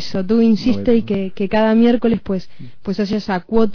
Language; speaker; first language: Spanish; native; Spanish